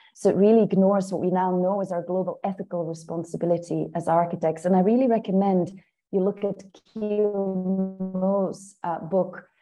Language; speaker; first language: English; non-native, fluent; Dutch